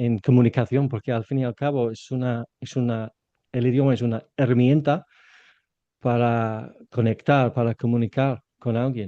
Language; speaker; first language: Spanish; non-native, fluent; English